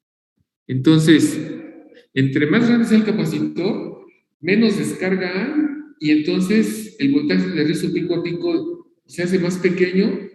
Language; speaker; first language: Spanish; native; Spanish